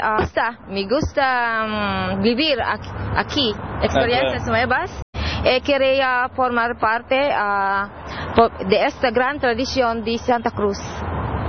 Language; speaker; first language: Spanish; non-native, learner; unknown